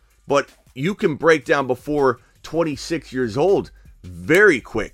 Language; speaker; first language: English; native; English